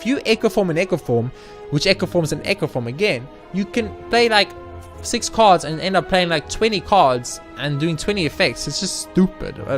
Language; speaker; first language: English; native; English